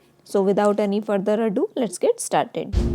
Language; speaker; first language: English; non-native, local second language; Hindi